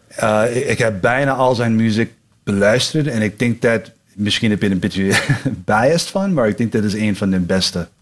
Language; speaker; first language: Dutch; non-native, learner; English